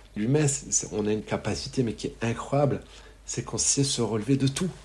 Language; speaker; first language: French; native; French